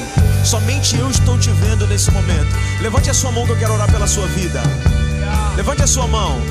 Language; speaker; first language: Portuguese; native; Portuguese